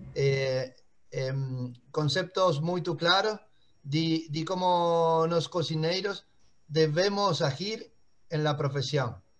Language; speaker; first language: Portuguese; non-native, learner; Spanish